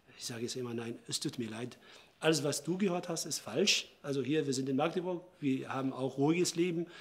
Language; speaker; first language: German; non-native, fluent; Arabic